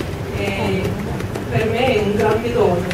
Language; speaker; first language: Italian; non-native, fluent; French